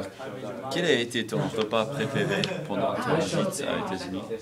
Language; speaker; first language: French; non-native, learner; English